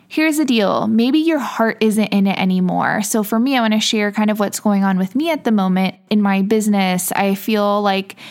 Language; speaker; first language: English; native; English